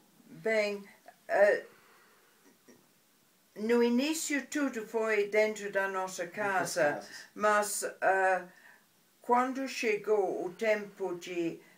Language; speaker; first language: Portuguese; non-native, fluent; English